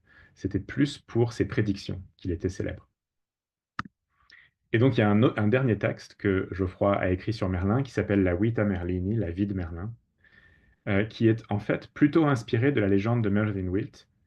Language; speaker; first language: French; native; French